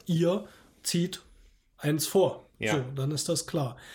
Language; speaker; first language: German; native; German